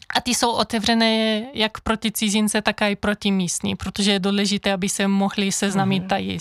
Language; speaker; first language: Czech; non-native, fluent; Bulgarian